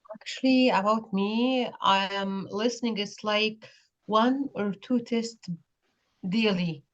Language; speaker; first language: English; non-native, learner; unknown